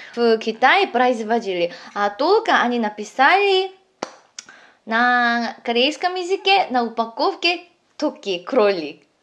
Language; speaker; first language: Russian; non-native, fluent; Korean